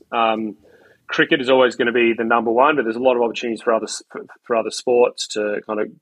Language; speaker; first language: English; native; English